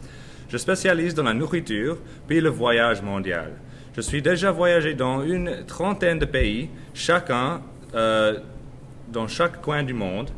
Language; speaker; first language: French; non-native, learner; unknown